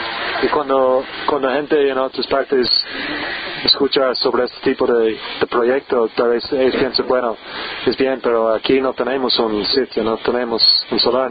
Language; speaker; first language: Spanish; non-native, learner; English